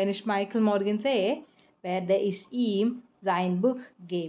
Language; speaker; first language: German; non-native, fluent; Malayalam